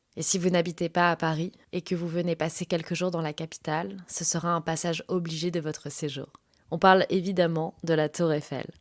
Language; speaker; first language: French; native; French